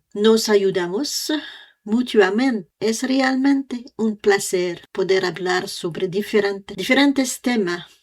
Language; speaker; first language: Spanish; non-native, learner; French